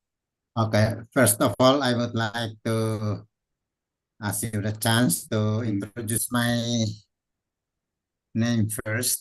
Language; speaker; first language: English; non-native, fluent; Indonesian